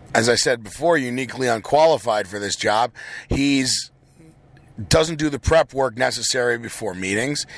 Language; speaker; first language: English; native; English